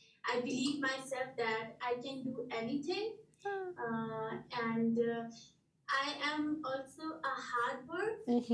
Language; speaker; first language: English; non-native, learner; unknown